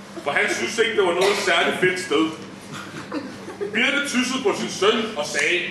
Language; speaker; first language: Danish; native; Danish